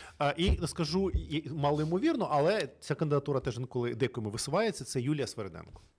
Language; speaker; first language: Ukrainian; native; Ukrainian